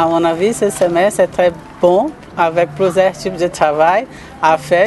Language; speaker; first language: French; non-native, learner; Portuguese